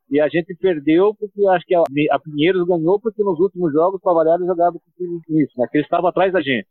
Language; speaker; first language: Portuguese; early bilingual, other home language; Italian